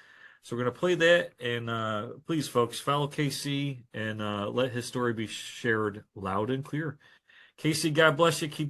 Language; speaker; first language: English; native; English